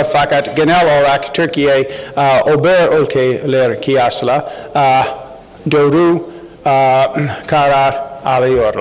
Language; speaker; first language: Turkish; non-native, learner; English